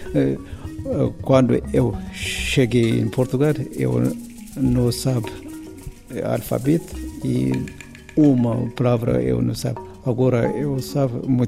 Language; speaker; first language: Portuguese; non-native, learner; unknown